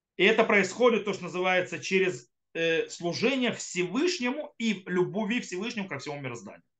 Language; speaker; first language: Russian; early bilingual, heritage; Russian